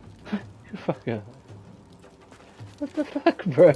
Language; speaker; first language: English; native; English